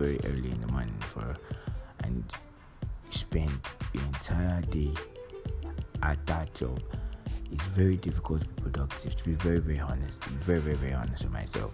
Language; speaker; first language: English; non-native, local second language; Yoruba